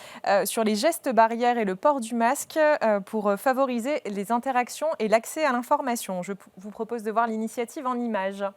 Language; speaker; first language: French; native; French